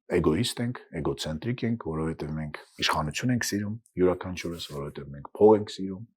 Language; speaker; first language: Armenian; non-native, fluent; Russian